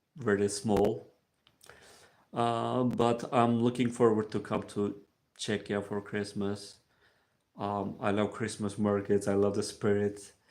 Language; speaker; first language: English; non-native, fluent; Turkish